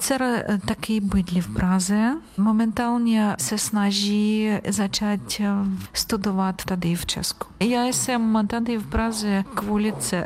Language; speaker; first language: Czech; non-native, learner; Ukrainian